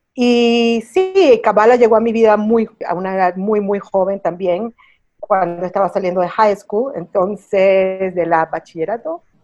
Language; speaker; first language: Spanish; early bilingual, heritage; Spanish